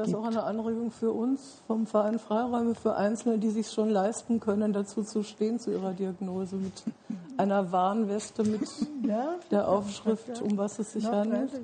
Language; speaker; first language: German; native; German